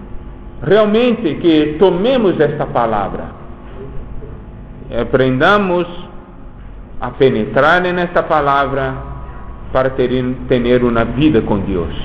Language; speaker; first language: Spanish; non-native, fluent; Portuguese